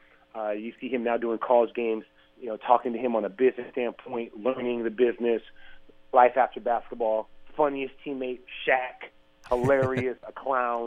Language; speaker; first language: English; native; English